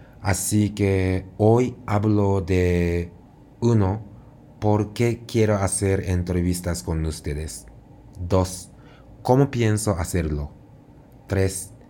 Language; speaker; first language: Spanish; non-native, fluent; Japanese